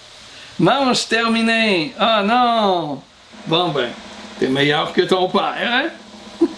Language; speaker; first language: French; native; French